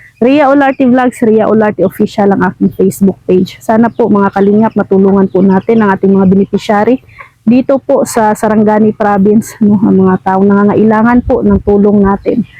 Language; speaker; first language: Filipino; non-native, local second language; Cebuano